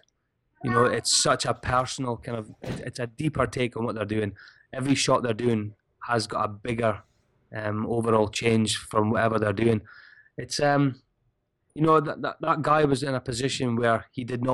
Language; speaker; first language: English; native; English